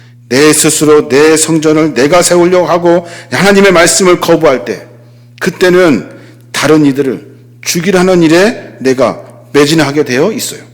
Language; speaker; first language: Korean; native; Korean